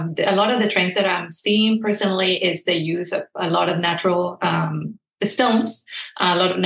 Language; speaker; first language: English; non-native, fluent; Spanish